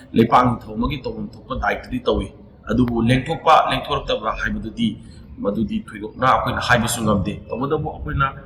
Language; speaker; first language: Manipuri; native; Manipuri